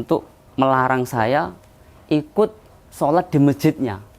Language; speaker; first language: Indonesian; non-native, local second language; Javanese